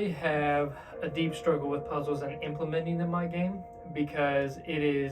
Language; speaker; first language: English; native; English